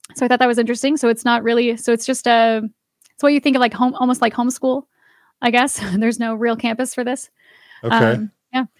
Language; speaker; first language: English; native; English